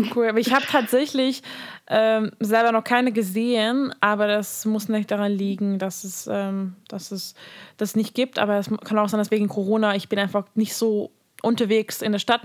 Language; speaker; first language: German; non-native, fluent; Hungarian